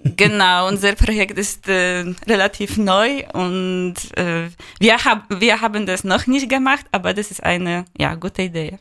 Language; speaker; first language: German; non-native, fluent; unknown